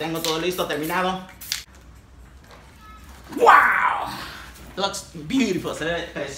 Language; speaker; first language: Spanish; native; Spanish